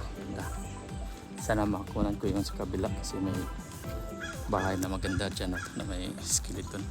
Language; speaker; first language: Filipino; non-native, local second language; Cebuano